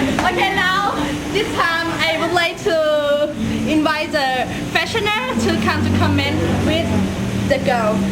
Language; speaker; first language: English; non-native, learner; Thai